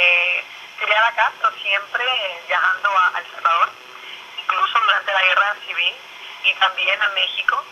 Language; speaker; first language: Spanish; early bilingual, other home language; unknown